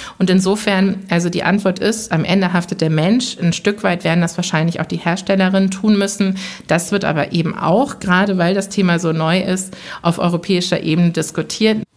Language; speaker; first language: German; early bilingual, other home language; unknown